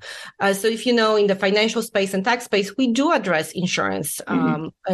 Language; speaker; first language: English; non-native, fluent; Polish